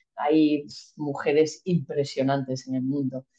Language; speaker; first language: Spanish; native; Spanish